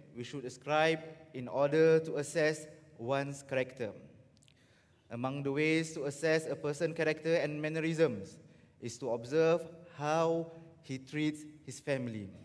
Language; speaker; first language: English; non-native, local second language; Malay